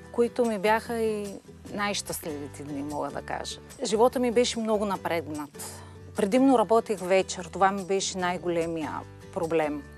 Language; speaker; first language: Bulgarian; early bilingual, heritage; Bulgarian